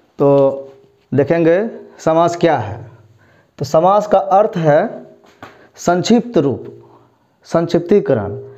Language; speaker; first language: Hindi; native; Hindi